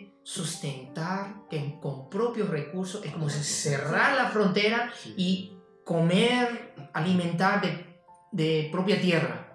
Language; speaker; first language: Spanish; non-native, fluent; Chinese